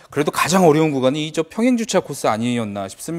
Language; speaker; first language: Korean; native; Korean